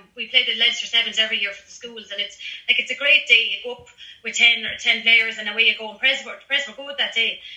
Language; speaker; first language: English; native; English